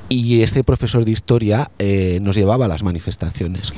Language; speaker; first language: French; non-native, learner; Spanish